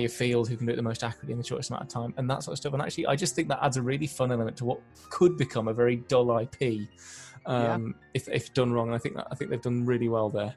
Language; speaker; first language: English; native; English